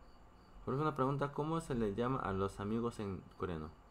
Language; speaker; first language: Spanish; non-native, fluent; Korean